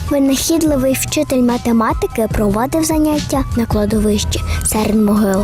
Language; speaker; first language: Ukrainian; native; Ukrainian